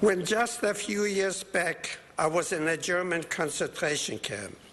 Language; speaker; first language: English; non-native, fluent; Polish